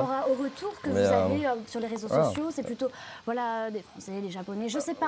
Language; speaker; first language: French; native; French